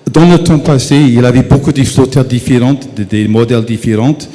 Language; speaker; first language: French; non-native, fluent; English